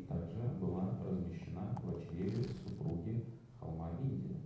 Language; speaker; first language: Russian; native; Russian